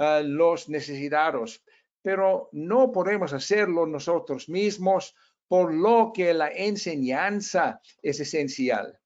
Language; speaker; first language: Spanish; non-native, fluent; English